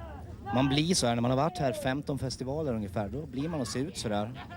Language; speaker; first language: Swedish; native; Swedish